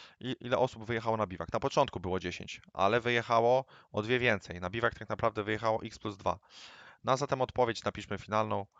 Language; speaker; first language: Polish; native; Polish